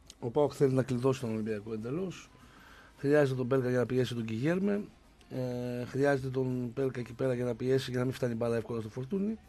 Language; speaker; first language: Greek; native; Greek